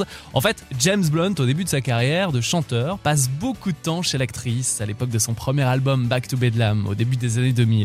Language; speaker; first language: French; native; French